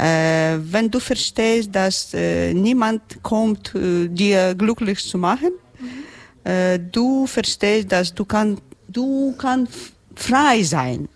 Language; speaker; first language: German; non-native, learner; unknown